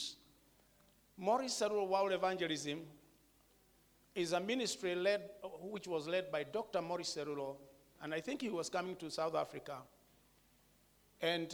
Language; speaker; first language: English; non-native, local second language; Kikuyu